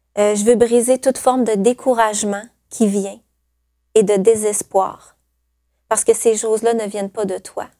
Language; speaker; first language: French; native; French